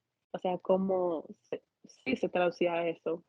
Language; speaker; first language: Spanish; non-native, fluent; English